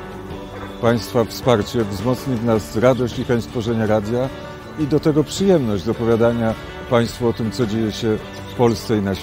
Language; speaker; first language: Polish; native; Polish